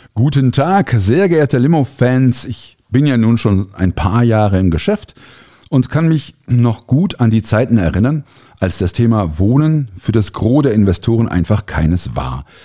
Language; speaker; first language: German; native; German